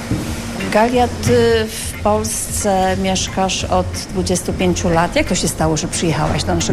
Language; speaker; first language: Polish; native; Polish